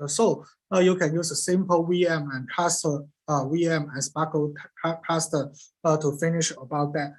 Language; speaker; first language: English; non-native, learner; Cantonese